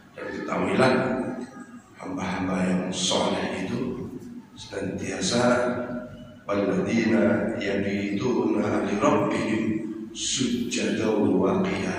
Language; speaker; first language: Indonesian; native; Indonesian